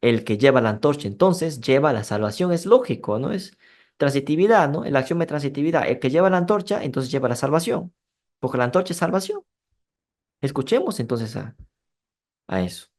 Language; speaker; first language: Spanish; native; Spanish